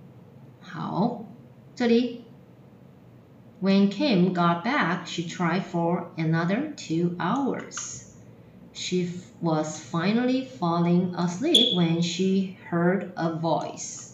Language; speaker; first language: English; non-native, fluent; Chinese